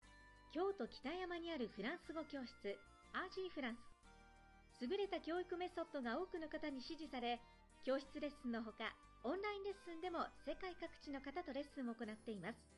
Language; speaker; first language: Japanese; native; Japanese